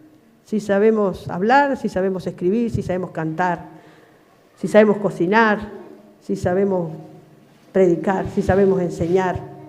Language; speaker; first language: Spanish; native; Spanish